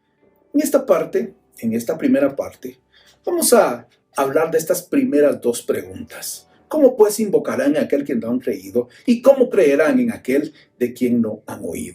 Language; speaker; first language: Spanish; native; Spanish